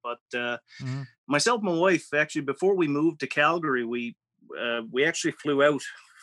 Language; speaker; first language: English; native; English